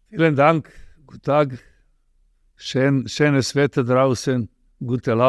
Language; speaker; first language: German; non-native, fluent; Serbian